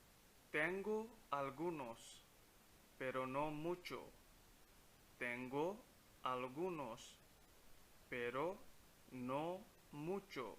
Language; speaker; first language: Spanish; non-native, fluent; Punjabi